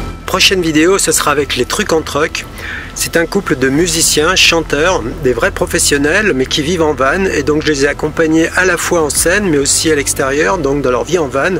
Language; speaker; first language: French; native; French